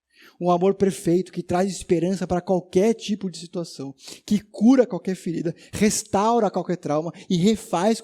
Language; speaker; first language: Portuguese; native; Portuguese